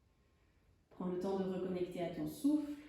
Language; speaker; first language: French; native; French